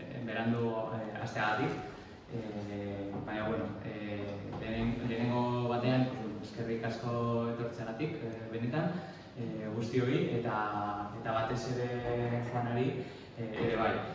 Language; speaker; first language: Basque; non-native, local second language; Spanish